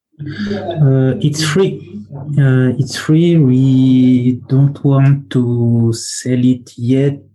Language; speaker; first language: English; non-native, learner; French